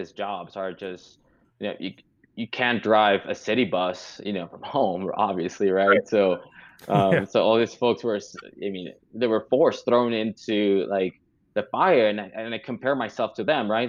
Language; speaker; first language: English; non-native, fluent; Spanish